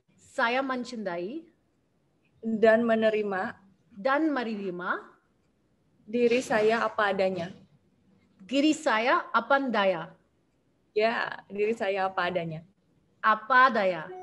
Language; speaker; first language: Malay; non-native, learner; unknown